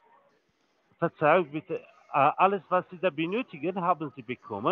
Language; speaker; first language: German; non-native, fluent; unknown